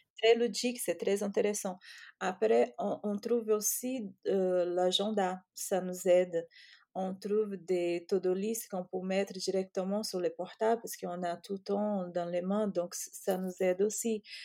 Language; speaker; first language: French; non-native, fluent; Portuguese